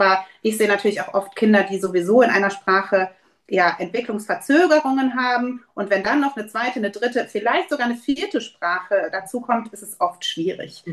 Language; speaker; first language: German; native; German